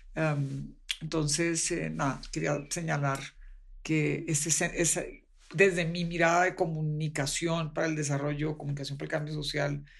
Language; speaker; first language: Spanish; native; Spanish